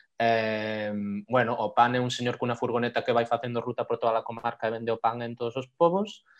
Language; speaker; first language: Galician; non-native, local second language; Spanish